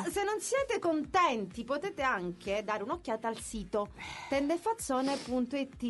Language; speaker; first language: Italian; native; Italian